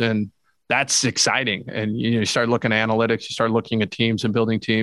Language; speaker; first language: English; native; English